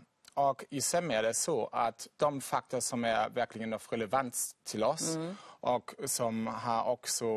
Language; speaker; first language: Swedish; non-native, fluent; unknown